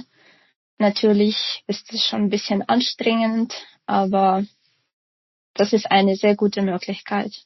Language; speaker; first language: German; non-native, fluent; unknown